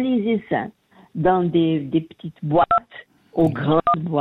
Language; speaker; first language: French; non-native, learner; Portuguese